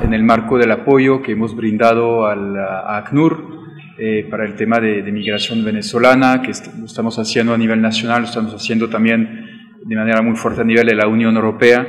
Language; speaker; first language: Spanish; non-native, fluent; French